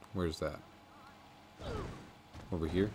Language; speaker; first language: English; native; English